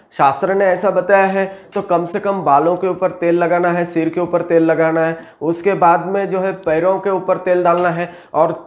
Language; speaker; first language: Hindi; non-native, local second language; Marathi